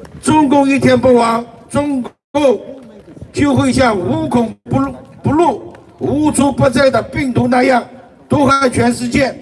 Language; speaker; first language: Chinese; native; Chinese